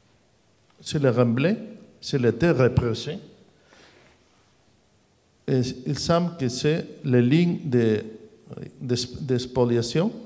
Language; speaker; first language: French; non-native, learner; Spanish